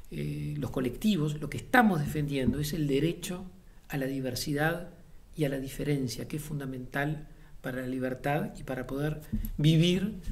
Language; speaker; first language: Spanish; native; Spanish